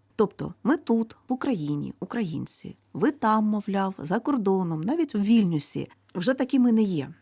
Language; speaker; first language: Ukrainian; native; Ukrainian